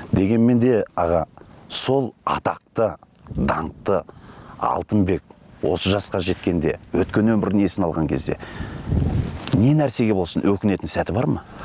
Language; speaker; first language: Kazakh; native; Kazakh